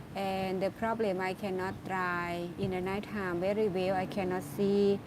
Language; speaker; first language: English; non-native, learner; Thai